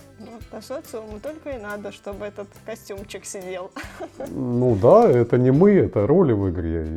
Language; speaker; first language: Russian; native; Russian